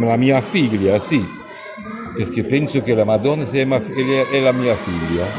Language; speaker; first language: Italian; non-native, fluent; French